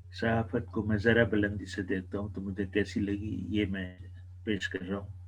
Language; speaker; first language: Urdu; native; Urdu